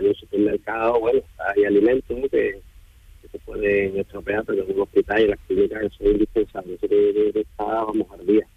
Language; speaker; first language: Spanish; native; Spanish